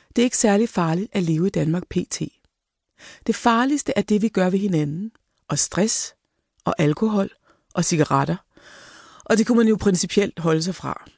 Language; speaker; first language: Danish; native; Danish